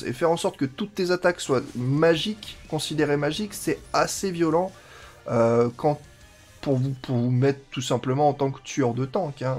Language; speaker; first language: French; native; French